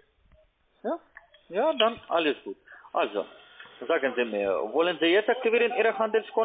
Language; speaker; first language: German; non-native, learner; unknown